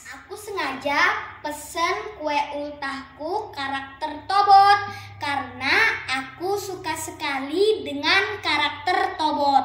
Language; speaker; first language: Indonesian; native; Indonesian